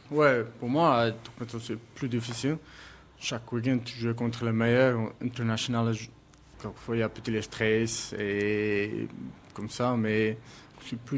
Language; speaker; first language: French; non-native, learner; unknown